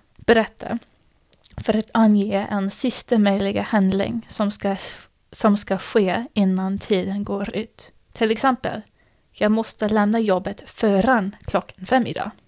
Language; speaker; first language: Swedish; non-native, fluent; English